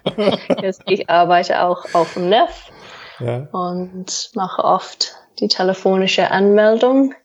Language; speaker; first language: German; non-native, fluent; English